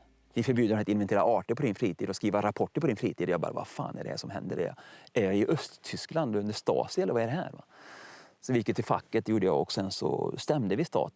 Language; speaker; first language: Swedish; native; Swedish